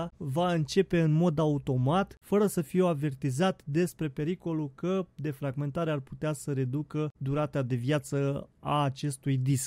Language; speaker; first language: Romanian; native; Romanian